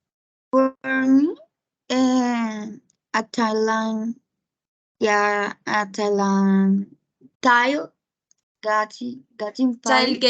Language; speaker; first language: English; non-native, learner; Spanish